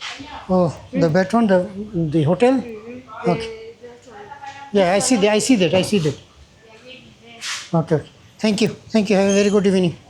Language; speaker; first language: English; non-native, fluent; Bangla